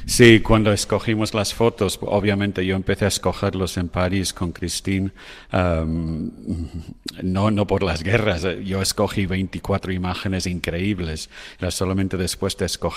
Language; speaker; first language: Spanish; non-native, fluent; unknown